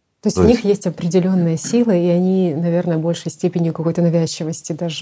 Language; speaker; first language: Russian; native; Russian